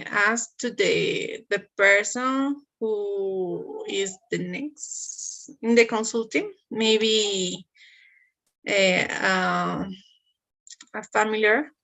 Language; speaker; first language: English; non-native, learner; Spanish